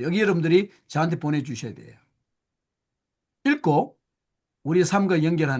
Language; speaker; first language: Korean; native; Korean